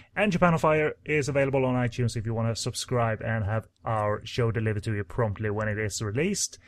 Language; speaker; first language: English; non-native, fluent; Swedish